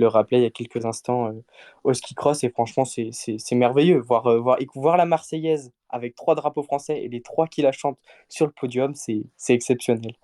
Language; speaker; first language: French; native; French